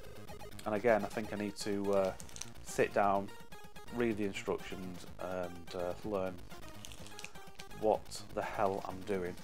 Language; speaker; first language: English; native; English